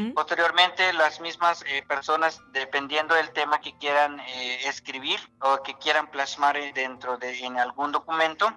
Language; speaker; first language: Spanish; non-native, local second language; Nahuatl languages